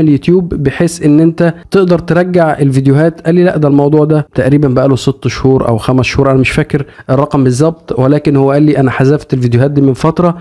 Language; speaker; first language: Arabic; native; Arabic